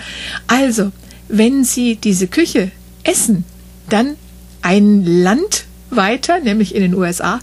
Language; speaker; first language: German; native; German